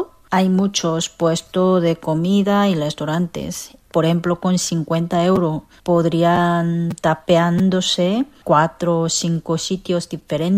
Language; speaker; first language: Spanish; non-native, learner; Korean